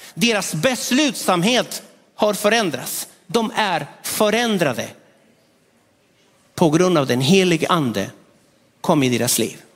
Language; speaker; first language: Swedish; non-native, fluent; Spanish